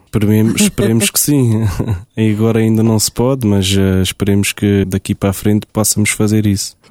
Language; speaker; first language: Portuguese; early bilingual, heritage; German